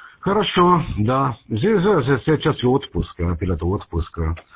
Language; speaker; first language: Russian; non-native, learner; German